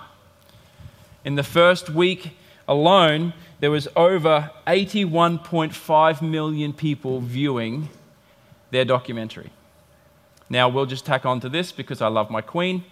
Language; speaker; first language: English; native; English